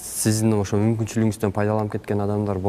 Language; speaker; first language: Kyrgyz; native; Kyrgyz